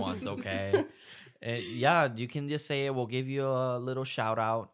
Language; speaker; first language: English; non-native, fluent; Spanish